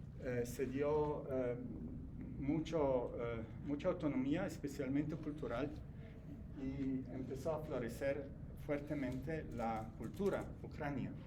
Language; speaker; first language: Spanish; non-native, fluent; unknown